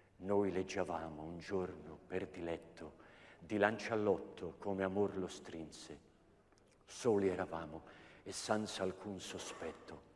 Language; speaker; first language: Italian; native; Italian